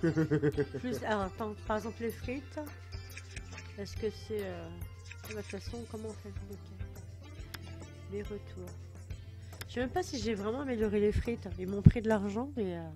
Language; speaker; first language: French; native; French